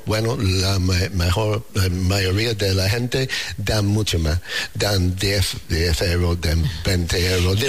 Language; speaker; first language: Spanish; non-native, learner; English